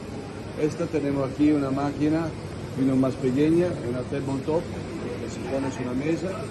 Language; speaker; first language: Spanish; non-native, learner; Italian